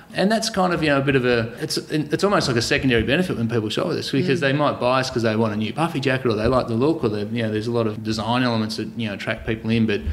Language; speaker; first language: English; native; English